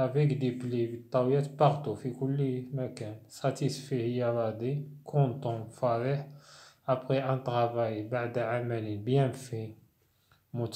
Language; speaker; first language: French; non-native, local second language; Arabic